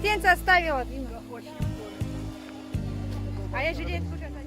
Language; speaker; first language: Russian; non-native, local second language; Uzbek